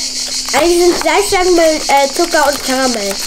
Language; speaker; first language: German; native; German